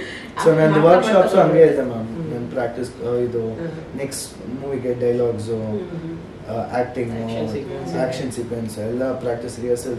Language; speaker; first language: Kannada; early bilingual, heritage; Kannada